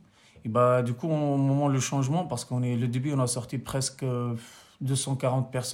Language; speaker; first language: French; non-native, local second language; Arabic